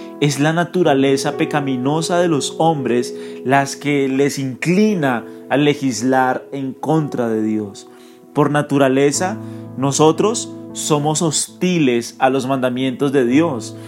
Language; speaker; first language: Spanish; native; Spanish